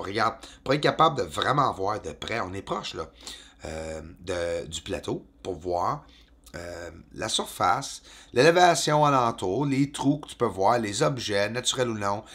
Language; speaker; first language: French; native; French